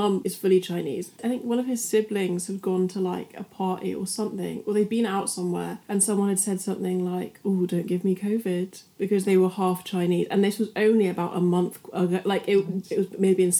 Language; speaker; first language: English; native; English